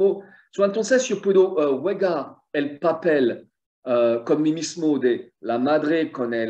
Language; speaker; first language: Spanish; non-native, fluent; French